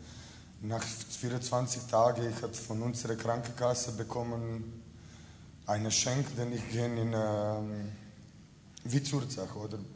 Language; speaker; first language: German; non-native, learner; Croatian